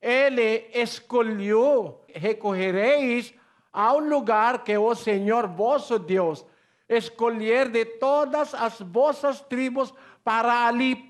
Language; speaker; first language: Portuguese; non-native, learner; Filipino